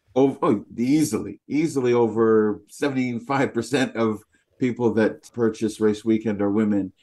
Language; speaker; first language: English; native; English